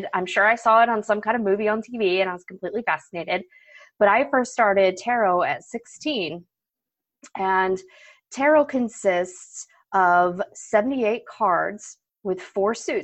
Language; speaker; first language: English; native; English